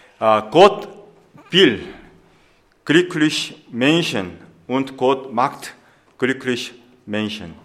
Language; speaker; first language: German; non-native, fluent; Korean